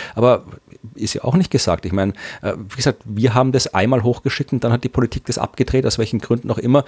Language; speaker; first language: German; native; German